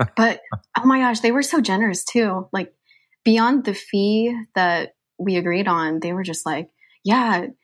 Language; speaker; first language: English; native; English